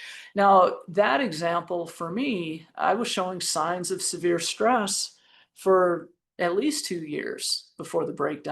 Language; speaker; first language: English; native; English